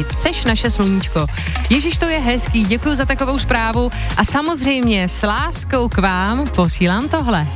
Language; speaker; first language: Czech; native; Czech